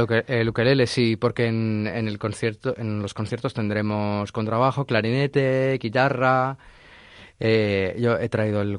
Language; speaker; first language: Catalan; non-native, learner; Greek